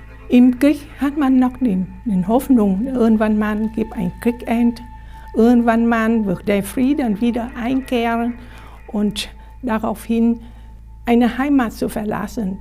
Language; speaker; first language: German; non-native, fluent; Vietnamese